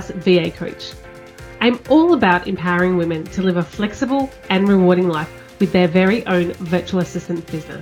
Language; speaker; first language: English; native; English